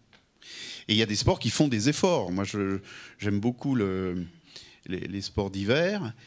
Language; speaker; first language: French; native; French